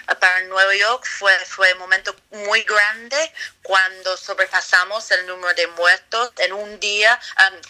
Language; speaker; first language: Spanish; non-native, fluent; English